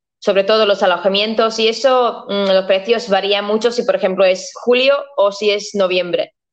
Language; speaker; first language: Spanish; non-native, fluent; Latvian